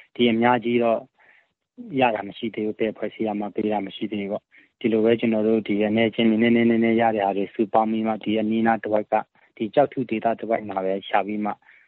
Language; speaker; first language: Burmese; non-native, local second language; Hakha Chin